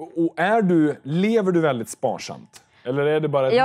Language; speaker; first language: Swedish; native; Swedish